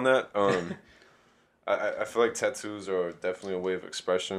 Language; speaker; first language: English; native; English